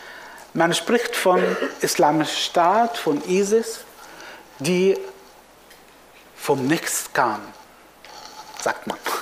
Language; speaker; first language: German; non-native, fluent; Arabic